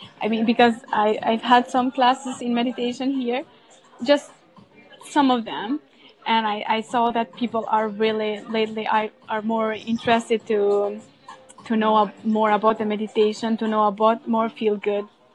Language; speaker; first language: English; non-native, fluent; Albanian